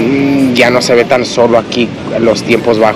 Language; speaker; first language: Spanish; early bilingual, heritage; English